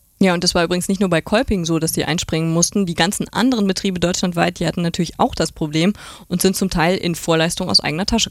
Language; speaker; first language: German; native; German